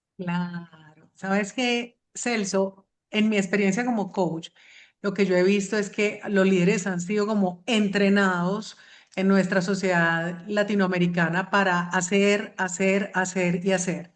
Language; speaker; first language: Spanish; native; Spanish